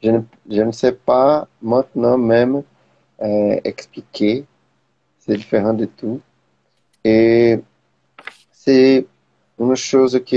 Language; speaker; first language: French; non-native, learner; Portuguese